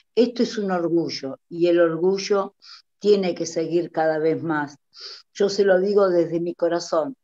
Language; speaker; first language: Spanish; non-native, fluent; Italian